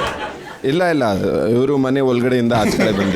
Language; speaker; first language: Kannada; non-native, learner; Punjabi